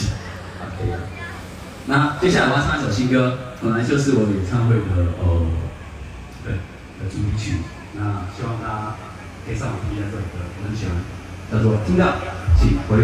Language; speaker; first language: Chinese; native; Chinese